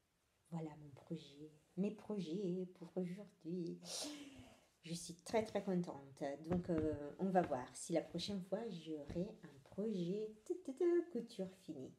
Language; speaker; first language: French; non-native, fluent; Italian